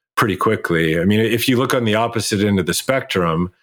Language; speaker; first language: English; native; English